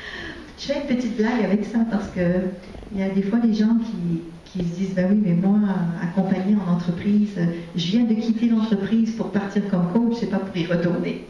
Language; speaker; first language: French; native; French